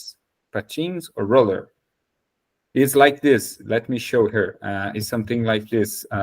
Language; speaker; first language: English; non-native, fluent; Portuguese